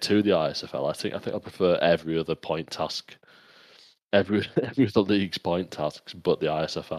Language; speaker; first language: English; native; English